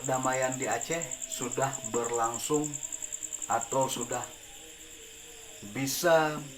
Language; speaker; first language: Indonesian; non-native, local second language; Achinese